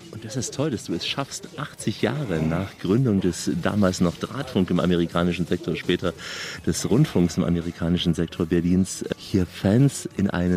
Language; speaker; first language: German; native; German